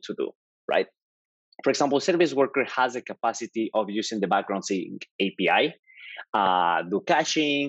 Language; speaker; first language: English; non-native, fluent; Spanish